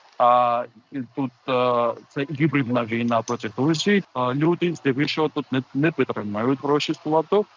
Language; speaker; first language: Ukrainian; non-native, fluent; Georgian